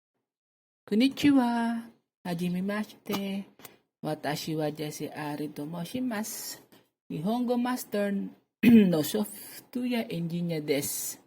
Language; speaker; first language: Japanese; non-native, learner; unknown